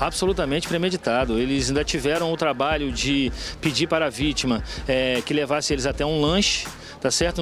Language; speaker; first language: Portuguese; native; Portuguese